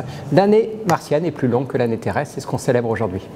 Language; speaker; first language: French; native; French